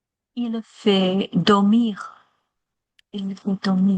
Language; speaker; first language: French; non-native, learner; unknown